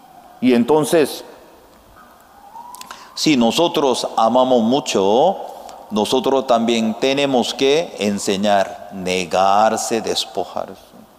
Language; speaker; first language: Spanish; non-native, learner; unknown